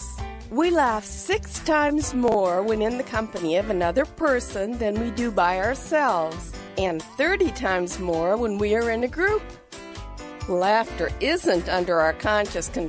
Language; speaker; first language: English; native; English